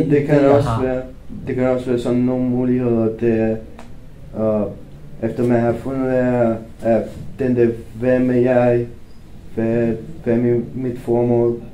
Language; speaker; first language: Danish; non-native, fluent; Romanian